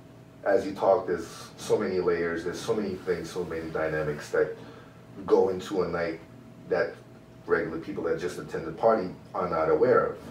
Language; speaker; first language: English; native; English